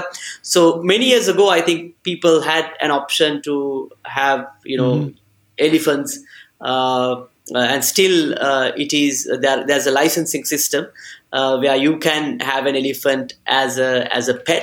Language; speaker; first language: English; non-native, local second language; Sinhala